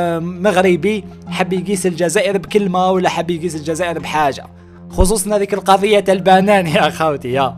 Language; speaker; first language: Arabic; native; Arabic